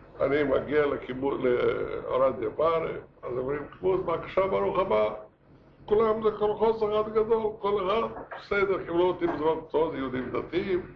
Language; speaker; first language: Hebrew; non-native, fluent; Yiddish